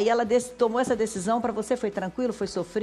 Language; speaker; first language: Portuguese; native; Portuguese